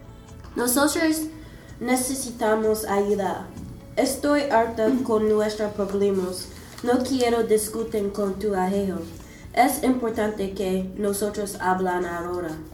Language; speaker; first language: Spanish; non-native, learner; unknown